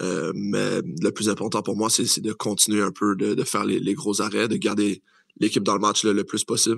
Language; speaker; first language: French; native; French